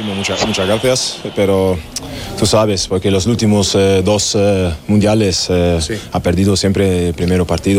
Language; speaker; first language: Spanish; non-native, learner; German